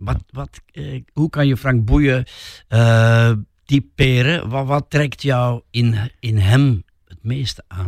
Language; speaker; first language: Dutch; native; Dutch